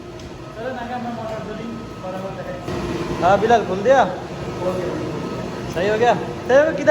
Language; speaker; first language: Hindi; non-native, local second language; Bangla